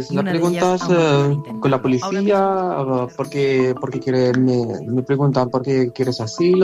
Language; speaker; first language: Spanish; non-native, learner; Arabic